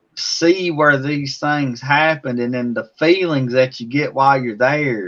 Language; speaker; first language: English; native; English